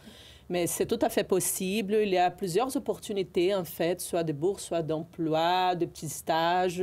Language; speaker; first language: French; non-native, fluent; Portuguese